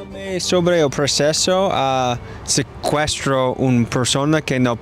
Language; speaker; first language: Spanish; non-native, learner; English